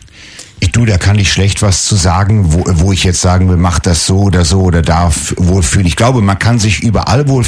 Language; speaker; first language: German; native; German